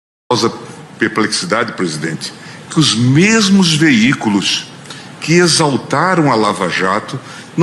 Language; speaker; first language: Portuguese; native; Portuguese